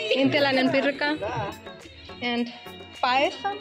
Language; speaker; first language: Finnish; non-native, learner; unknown